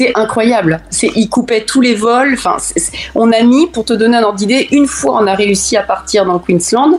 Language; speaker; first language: French; native; French